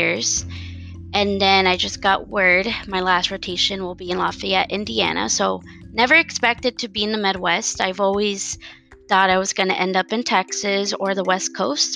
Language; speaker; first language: English; native; English